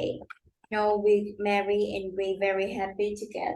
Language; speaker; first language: English; non-native, learner; Vietnamese